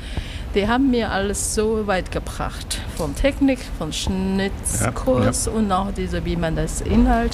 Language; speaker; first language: German; non-native, learner; Chinese